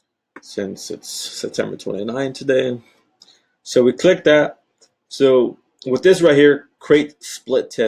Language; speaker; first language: English; native; English